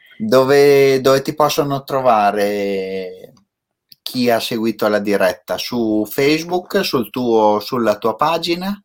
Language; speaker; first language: Italian; native; Italian